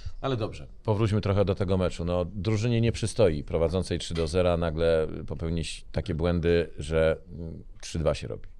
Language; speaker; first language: Polish; native; Polish